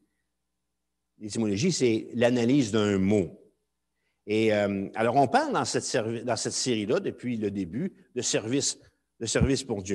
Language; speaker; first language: French; native; French